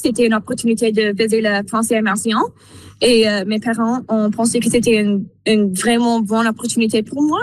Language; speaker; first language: French; non-native, local second language; English